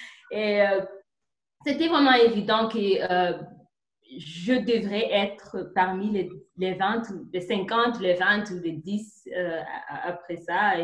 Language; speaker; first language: French; non-native, fluent; Kinyarwanda